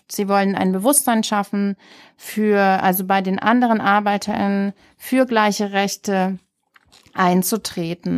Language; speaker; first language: German; native; German